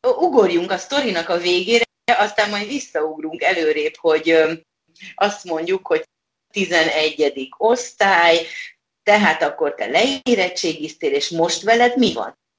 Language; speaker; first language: Hungarian; native; Hungarian